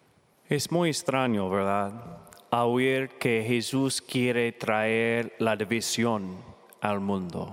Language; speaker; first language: Spanish; non-native, learner; English